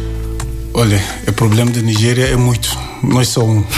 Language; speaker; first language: Portuguese; non-native, learner; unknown